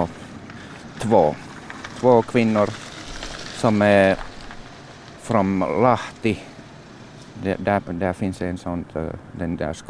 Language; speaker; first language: Swedish; non-native, learner; Finnish